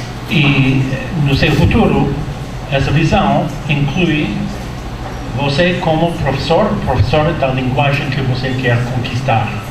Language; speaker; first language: Portuguese; non-native, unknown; English